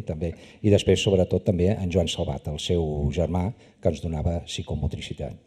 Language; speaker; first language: Catalan; native; Catalan